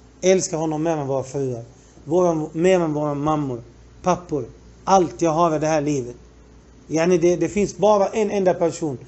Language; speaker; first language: Swedish; non-native, fluent; Arabic